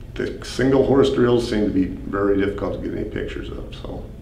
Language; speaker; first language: English; native; English